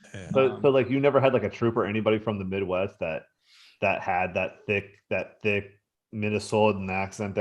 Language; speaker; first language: English; native; English